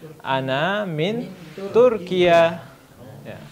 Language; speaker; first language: Arabic; non-native, fluent; Indonesian